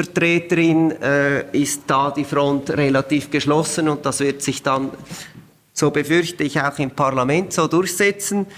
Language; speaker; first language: German; native; German